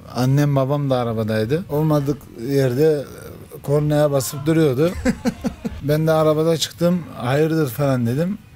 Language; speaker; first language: Turkish; early bilingual, heritage; Turkish